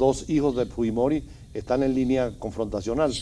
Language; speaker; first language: Spanish; native; Spanish